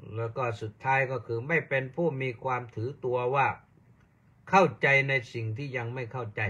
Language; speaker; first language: Thai; native; Thai